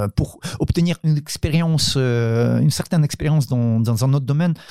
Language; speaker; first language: French; non-native, fluent; Ukrainian